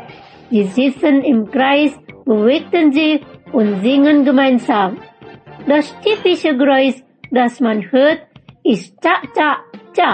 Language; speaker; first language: German; non-native, fluent; Indonesian